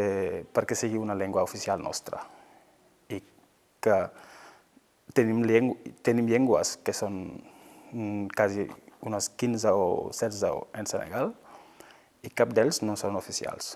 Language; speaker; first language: Catalan; non-native, fluent; Fula